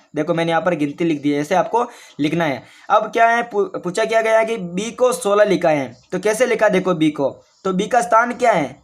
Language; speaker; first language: Hindi; native; Hindi